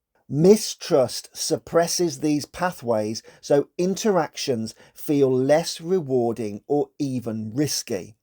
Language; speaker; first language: English; native; English